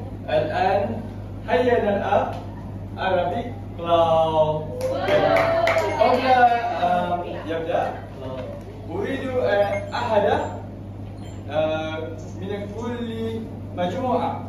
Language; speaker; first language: Arabic; non-native, learner; Malay